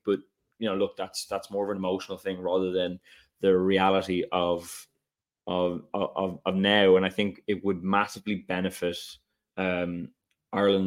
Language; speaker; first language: English; native; English